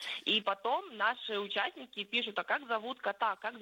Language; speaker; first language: Russian; native; Russian